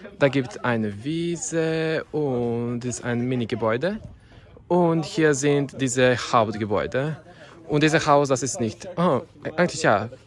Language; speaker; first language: German; non-native, learner; Serbian